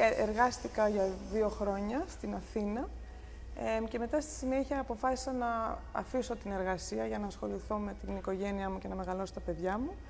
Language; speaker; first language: Greek; early bilingual, heritage; Greek